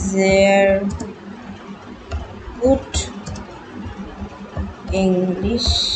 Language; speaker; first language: German; non-native, learner; Bangla